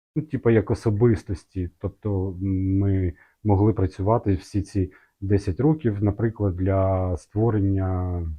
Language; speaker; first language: Ukrainian; non-native, local second language; Russian